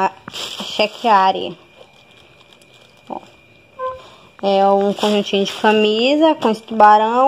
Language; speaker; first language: Portuguese; native; Portuguese